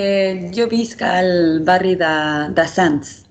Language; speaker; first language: Catalan; non-native, fluent; Spanish